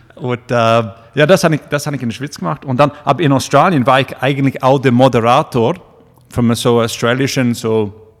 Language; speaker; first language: German; non-native, fluent; English